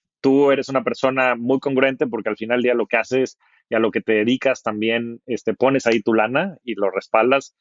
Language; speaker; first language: Spanish; native; Spanish